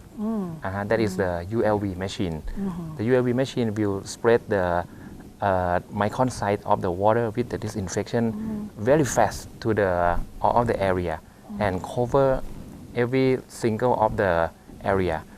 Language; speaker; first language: English; non-native, fluent; Thai